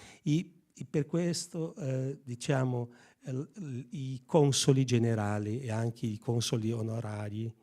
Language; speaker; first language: Italian; non-native, fluent; Portuguese